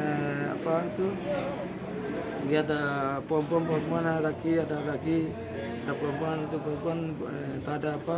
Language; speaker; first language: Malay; non-native, learner; Rohingya